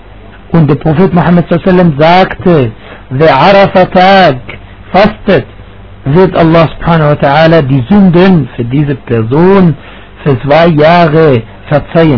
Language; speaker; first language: German; non-native, fluent; Arabic